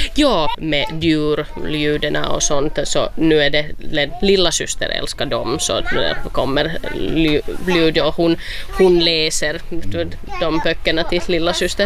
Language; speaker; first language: Swedish; non-native, local second language; Finnish